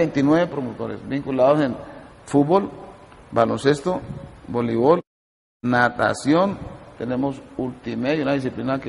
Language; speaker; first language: Spanish; native; Spanish